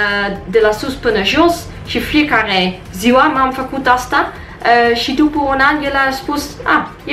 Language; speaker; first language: Romanian; non-native, learner; Dutch